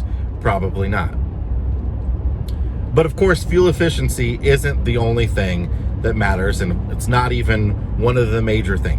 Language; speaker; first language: English; native; English